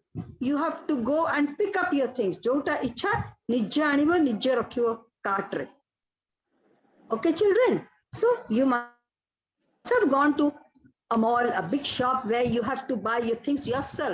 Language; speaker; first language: English; non-native, local second language; Odia